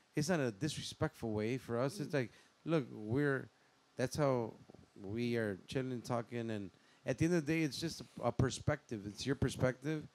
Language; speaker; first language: English; early bilingual, other home language; Spanish